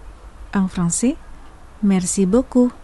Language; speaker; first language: French; non-native, fluent; Indonesian